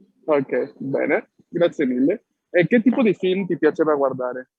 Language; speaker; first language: Italian; non-native, fluent; Spanish